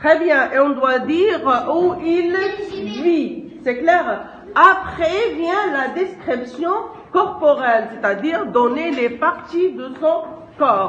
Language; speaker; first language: French; non-native, local second language; Arabic